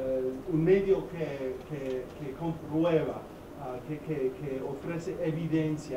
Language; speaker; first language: Spanish; non-native, fluent; English